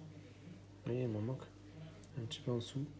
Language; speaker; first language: French; native; French